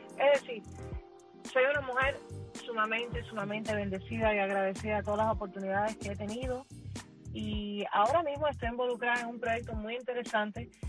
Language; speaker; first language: Spanish; early bilingual, heritage; Spanish